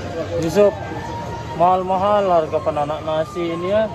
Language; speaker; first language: Indonesian; native; Indonesian